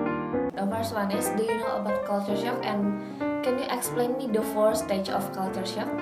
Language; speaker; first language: English; non-native, learner; Indonesian